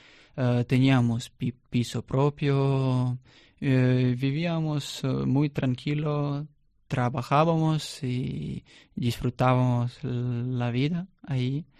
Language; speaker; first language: Spanish; non-native, learner; Russian